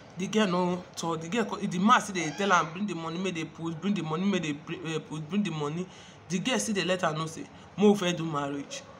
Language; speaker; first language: Nigerian Pidgin; non-native, local second language; Igbo